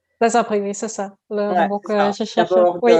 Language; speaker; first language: French; non-native, learner; Dutch